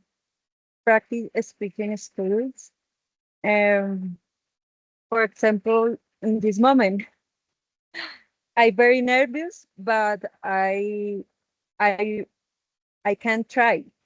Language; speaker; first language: English; non-native, learner; Spanish